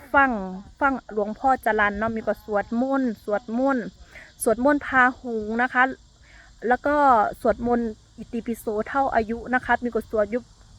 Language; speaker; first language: Thai; native; Thai